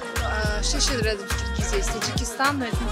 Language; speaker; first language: Russian; native; Russian